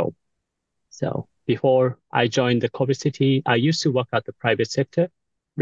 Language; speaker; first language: English; non-native, fluent; Japanese